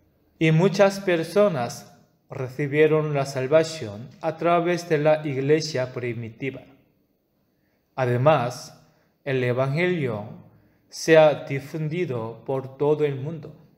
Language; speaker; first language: Spanish; non-native, fluent; Korean